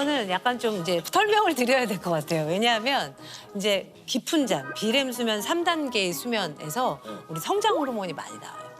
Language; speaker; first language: Korean; native; Korean